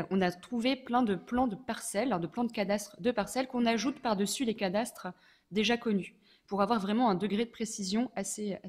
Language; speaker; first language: French; native; French